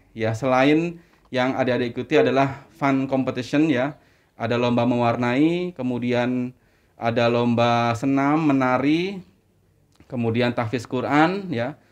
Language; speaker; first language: Indonesian; native; Indonesian